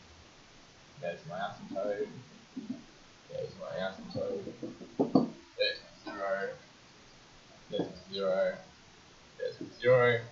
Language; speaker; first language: English; native; English